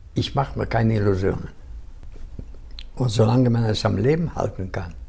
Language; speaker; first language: German; non-native, fluent; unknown